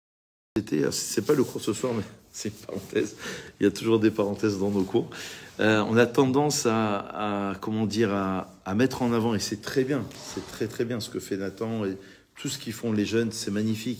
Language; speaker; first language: French; native; French